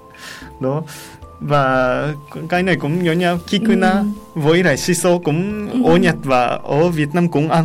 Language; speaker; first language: Vietnamese; non-native, learner; Japanese